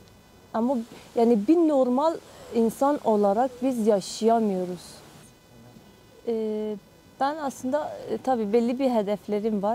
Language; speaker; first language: Turkish; non-native, fluent; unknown